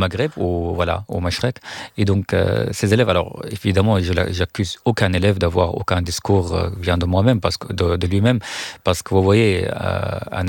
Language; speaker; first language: French; non-native, fluent; Arabic